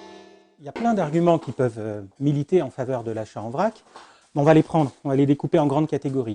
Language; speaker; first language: French; native; French